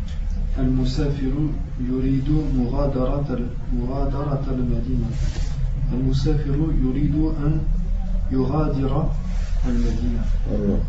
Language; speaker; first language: Arabic; non-native, learner; French